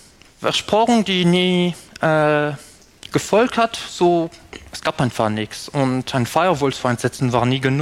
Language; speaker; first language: German; non-native, fluent; French